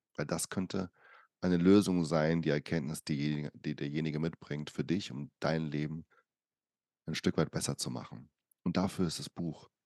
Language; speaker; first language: German; early bilingual, other home language; Portuguese